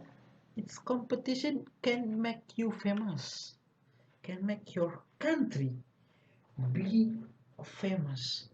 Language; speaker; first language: English; non-native, learner; Indonesian